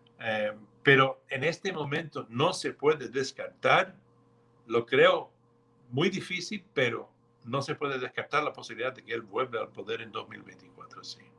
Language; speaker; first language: Spanish; non-native, fluent; English